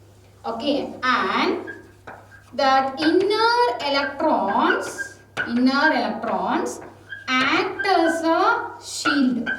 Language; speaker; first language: English; non-native, local second language; Tamil